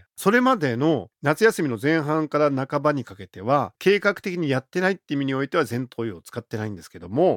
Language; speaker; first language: Japanese; native; Japanese